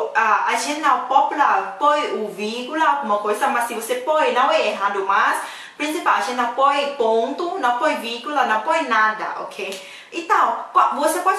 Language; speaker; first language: Portuguese; non-native, fluent; Thai